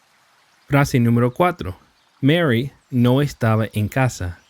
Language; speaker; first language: Spanish; non-native, fluent; English